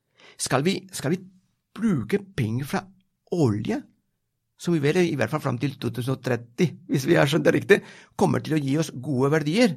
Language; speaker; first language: Norwegian; non-native, fluent; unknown